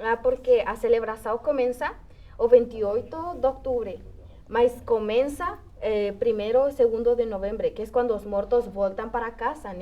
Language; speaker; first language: Portuguese; non-native, fluent; Spanish